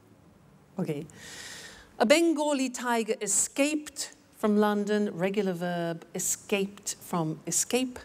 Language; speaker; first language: English; native; English